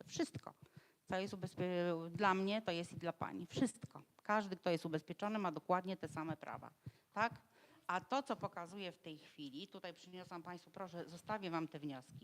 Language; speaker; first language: Polish; native; Polish